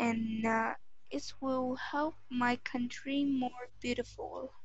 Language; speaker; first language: English; non-native, learner; Vietnamese